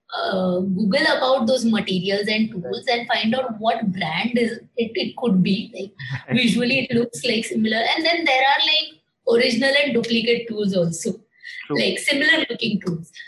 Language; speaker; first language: English; non-native, local second language; Marathi